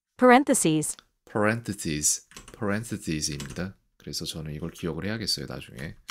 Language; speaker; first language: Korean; native; Korean